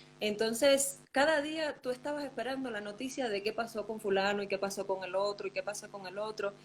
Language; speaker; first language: Spanish; native; Spanish